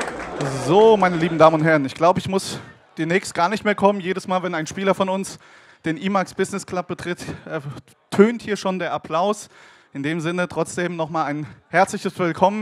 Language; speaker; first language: German; native; German